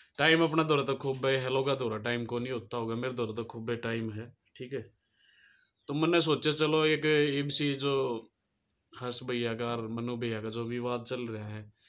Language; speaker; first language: Hindi; native; Hindi